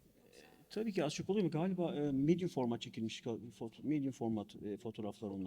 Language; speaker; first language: Turkish; native; Turkish